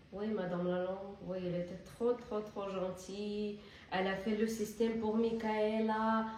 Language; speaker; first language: French; non-native, learner; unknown